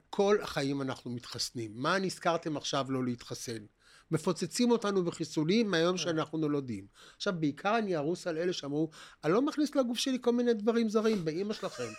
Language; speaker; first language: Hebrew; native; Hebrew